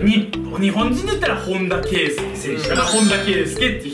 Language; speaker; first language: Japanese; native; Japanese